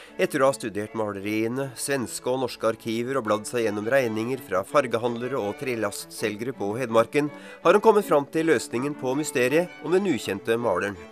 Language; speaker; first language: Norwegian; native; Norwegian